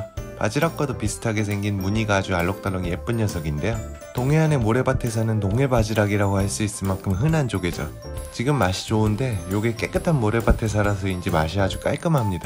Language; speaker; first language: Korean; native; Korean